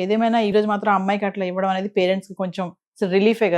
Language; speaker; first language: Telugu; native; Telugu